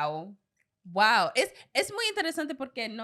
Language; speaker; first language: Spanish; non-native, learner; English